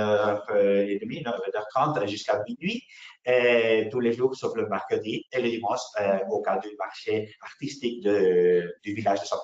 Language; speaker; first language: French; non-native, fluent; Spanish